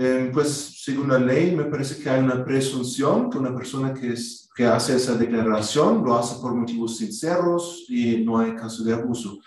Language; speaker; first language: Spanish; non-native, fluent; German